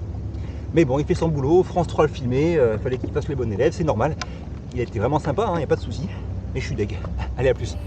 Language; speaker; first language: French; native; French